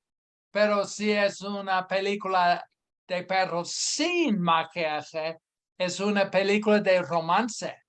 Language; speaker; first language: Spanish; non-native, fluent; English